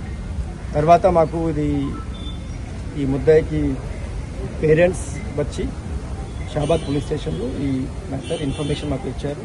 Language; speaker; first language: Telugu; non-native, learner; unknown